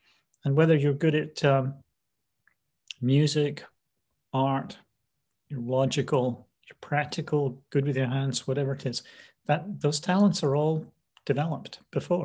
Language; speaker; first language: English; native; English